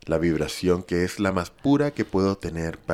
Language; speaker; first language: Spanish; native; Spanish